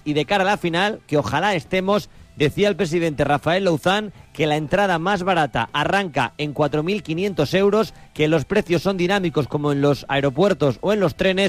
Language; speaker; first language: Spanish; native; Spanish